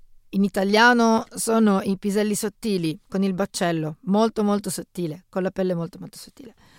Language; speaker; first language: Italian; native; Italian